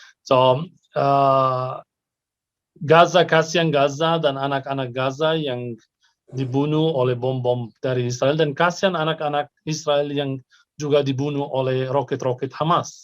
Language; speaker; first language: Indonesian; non-native, fluent; Arabic